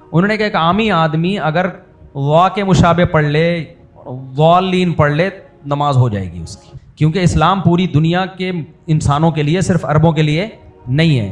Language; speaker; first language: Urdu; native; Urdu